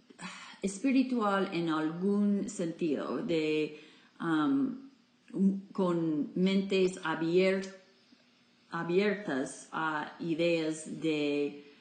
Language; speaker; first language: Spanish; non-native, fluent; English